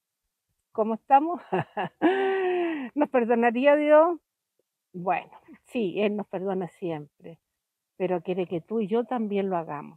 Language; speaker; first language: Spanish; native; Spanish